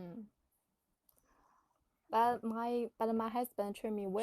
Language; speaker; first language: English; non-native, learner; Chinese